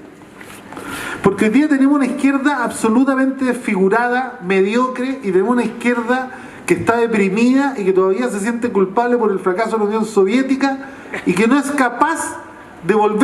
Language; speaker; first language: Spanish; native; Spanish